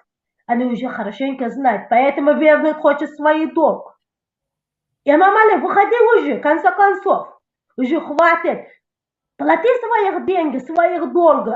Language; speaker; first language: Russian; non-native, local second language; Tajik